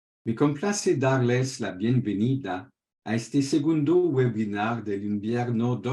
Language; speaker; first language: Spanish; non-native, fluent; French